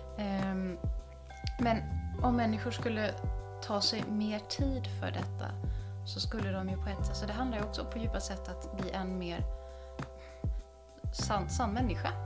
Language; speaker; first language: Swedish; native; Swedish